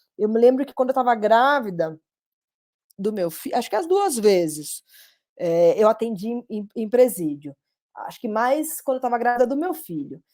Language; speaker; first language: Portuguese; native; Portuguese